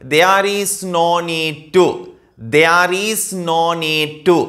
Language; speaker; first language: English; non-native, local second language; Sinhala